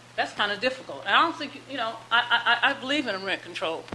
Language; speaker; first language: English; native; English